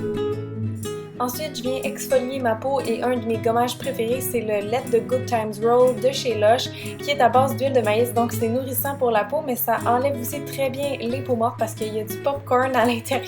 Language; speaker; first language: French; native; French